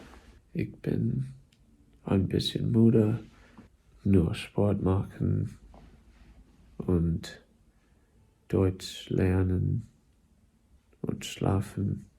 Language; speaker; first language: German; non-native, learner; English